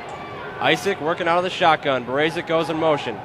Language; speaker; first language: English; native; English